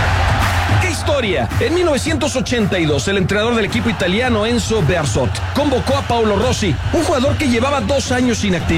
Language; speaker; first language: Spanish; native; Spanish